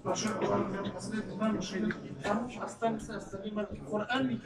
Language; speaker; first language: Russian; non-native, learner; Tajik